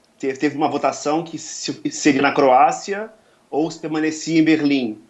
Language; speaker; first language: Portuguese; native; Portuguese